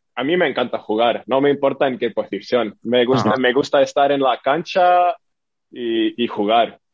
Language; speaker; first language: Spanish; non-native, fluent; Estonian